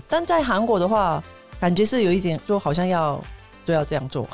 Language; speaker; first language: Chinese; non-native, fluent; Korean